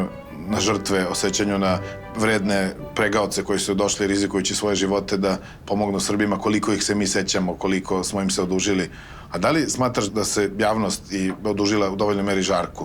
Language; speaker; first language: Bosnian; native; Bosnian